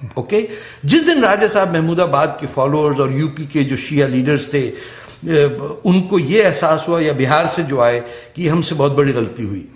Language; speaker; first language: Urdu; non-native, local second language; Punjabi